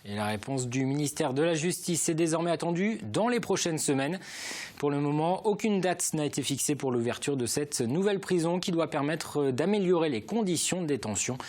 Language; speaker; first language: French; native; French